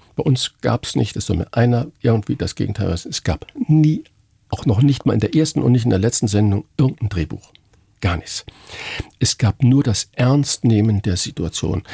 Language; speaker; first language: German; native; German